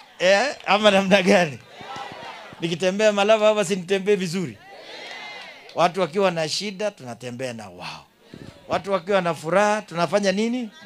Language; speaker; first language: Swahili; non-native, local second language; Kalenjin